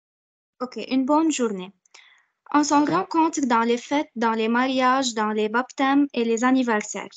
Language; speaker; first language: French; non-native, learner; Arabic